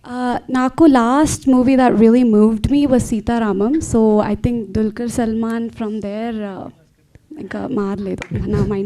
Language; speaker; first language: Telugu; early bilingual, heritage; Telugu